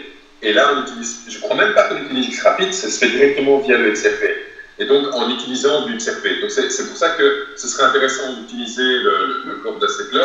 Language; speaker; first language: French; native; French